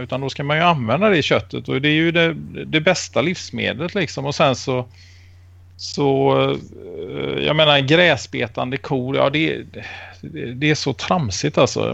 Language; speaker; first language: Swedish; native; Swedish